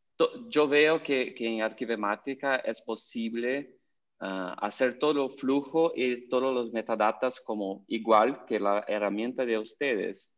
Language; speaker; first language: Spanish; non-native, learner; Portuguese